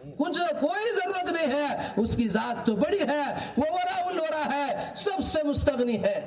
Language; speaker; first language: Urdu; native; Urdu